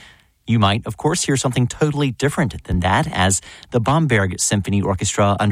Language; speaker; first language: English; native; English